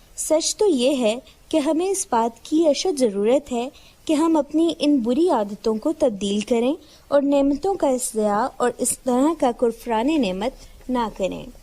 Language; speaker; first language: Urdu; native; Urdu